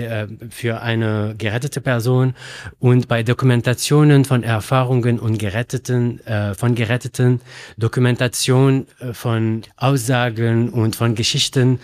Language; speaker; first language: German; non-native, learner; Arabic